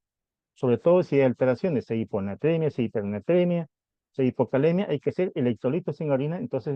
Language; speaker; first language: Spanish; native; Spanish